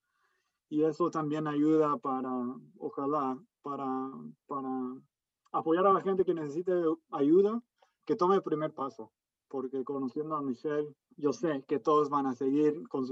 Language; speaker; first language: Spanish; early bilingual, heritage; Spanish